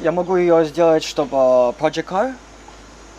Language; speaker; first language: Russian; early bilingual, heritage; Russian